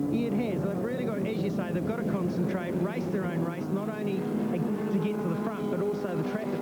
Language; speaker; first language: English; native; English